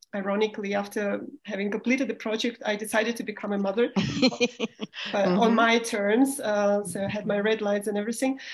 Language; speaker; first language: English; non-native, fluent; Russian